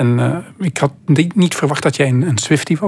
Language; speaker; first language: Dutch; native; Dutch